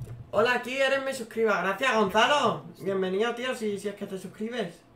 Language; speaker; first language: Spanish; native; Spanish